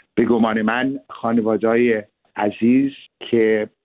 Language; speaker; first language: Persian; early bilingual, other home language; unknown